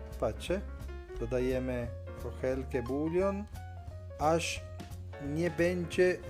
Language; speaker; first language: Polish; non-native, learner; Italian